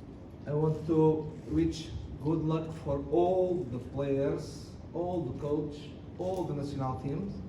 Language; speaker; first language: English; non-native, learner; Portuguese